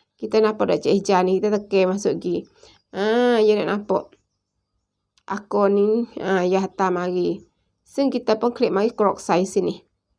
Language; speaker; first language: Malay; native; Malay